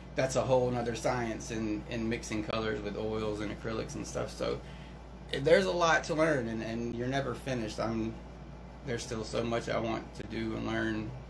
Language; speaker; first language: English; native; English